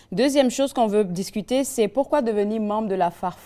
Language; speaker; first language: French; native; French